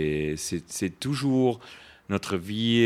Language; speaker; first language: French; non-native, fluent; German